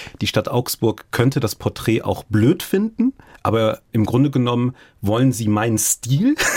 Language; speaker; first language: German; early bilingual, other home language; English